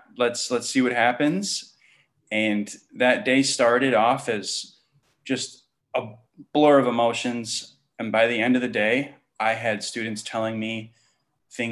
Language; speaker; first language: English; native; English